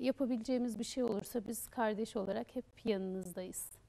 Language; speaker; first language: Turkish; native; Turkish